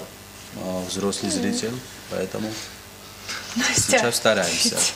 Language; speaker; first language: Russian; non-native, learner; Georgian